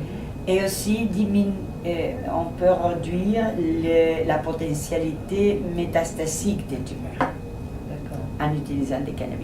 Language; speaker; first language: French; non-native, fluent; Spanish